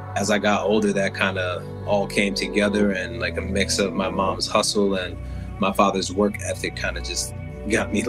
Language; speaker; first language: English; native; English